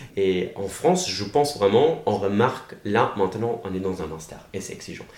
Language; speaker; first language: French; non-native, fluent; German